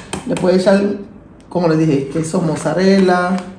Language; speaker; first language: Spanish; native; Spanish